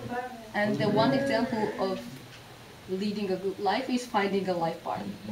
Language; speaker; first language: English; non-native, fluent; Japanese